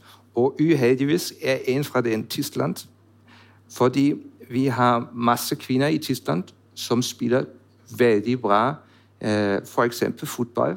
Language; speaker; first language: Norwegian; non-native, learner; German